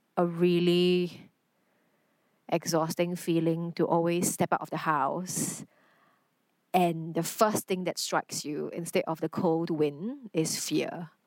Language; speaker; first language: English; non-native, local second language; Chinese